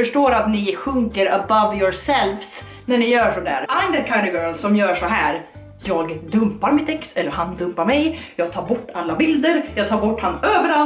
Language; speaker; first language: Swedish; native; Swedish